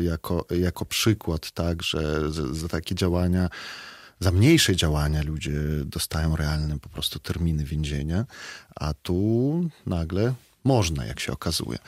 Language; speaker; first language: Polish; non-native, fluent; Belarusian